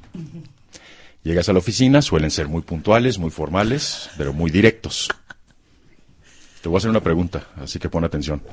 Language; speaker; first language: Spanish; native; Spanish